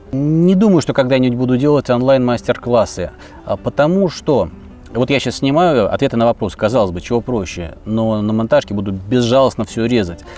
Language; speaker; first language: Russian; native; Russian